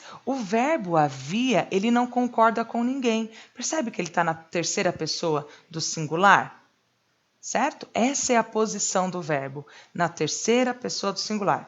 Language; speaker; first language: Portuguese; native; Portuguese